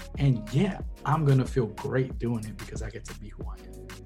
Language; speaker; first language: English; early bilingual, other home language; Spanish